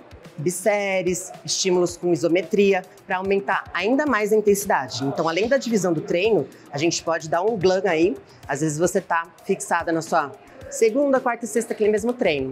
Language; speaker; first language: Portuguese; native; Portuguese